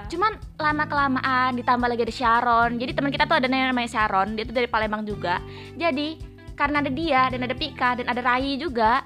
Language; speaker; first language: Indonesian; native; Indonesian